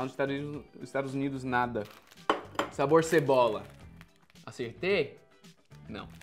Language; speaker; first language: Portuguese; non-native, fluent; English